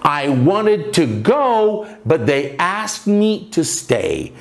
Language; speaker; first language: English; non-native, fluent; Portuguese